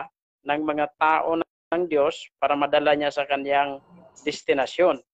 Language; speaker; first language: Filipino; native; Filipino